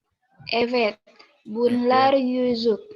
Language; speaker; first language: Turkish; non-native, learner; Indonesian